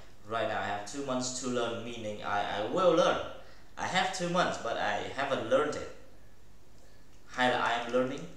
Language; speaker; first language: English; non-native, fluent; Vietnamese